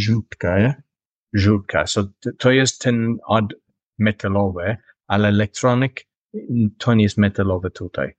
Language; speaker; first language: Polish; non-native, learner; English